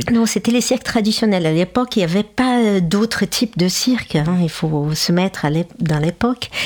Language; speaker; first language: French; non-native, fluent; Portuguese